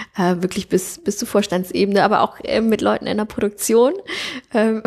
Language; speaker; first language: German; native; German